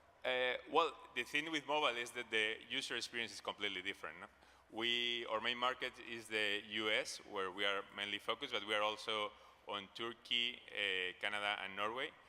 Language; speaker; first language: English; non-native, fluent; Spanish